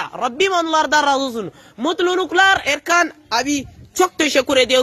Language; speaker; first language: Turkish; non-native, learner; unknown